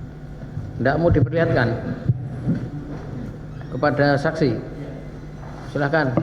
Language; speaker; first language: Indonesian; native; Indonesian